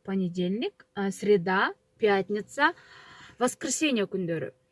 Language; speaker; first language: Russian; non-native, local second language; Kyrgyz